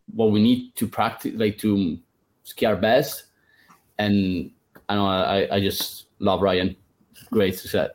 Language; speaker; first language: English; non-native, fluent; Italian